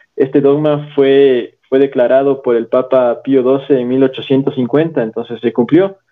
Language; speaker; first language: Spanish; native; Spanish